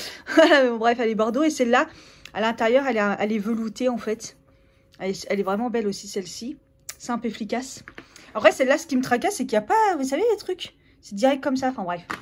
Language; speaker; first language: French; native; French